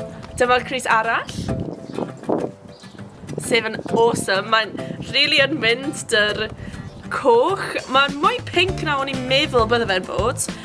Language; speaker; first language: Welsh; non-native, local second language; English